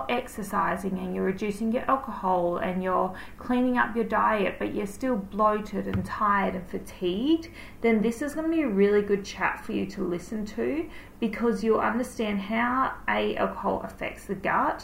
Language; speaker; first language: English; native; English